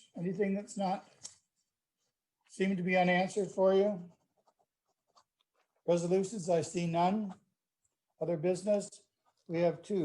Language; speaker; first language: English; native; English